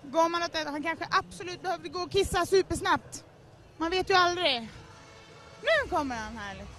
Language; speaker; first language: Swedish; native; Swedish